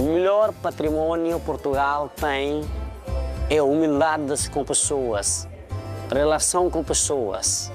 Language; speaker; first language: Portuguese; non-native, fluent; Nepali